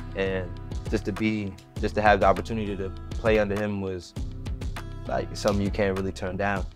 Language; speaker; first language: English; native; English